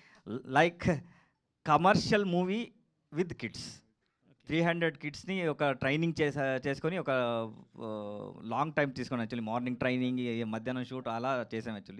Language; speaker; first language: Telugu; non-native, learner; Kannada